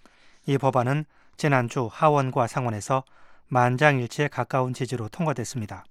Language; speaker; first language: Korean; native; Korean